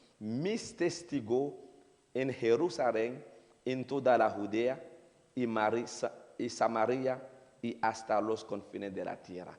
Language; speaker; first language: Spanish; non-native, learner; Haitian Creole